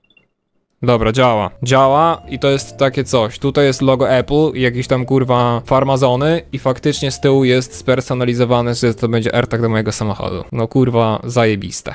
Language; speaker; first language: Polish; native; Polish